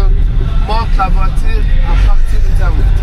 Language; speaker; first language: French; non-native, learner; Arabic